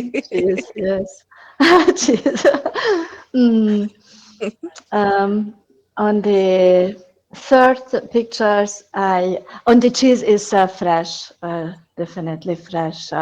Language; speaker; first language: English; non-native, learner; Hungarian